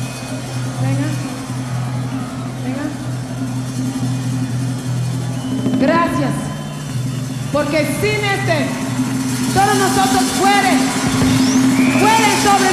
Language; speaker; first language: Spanish; non-native, learner; English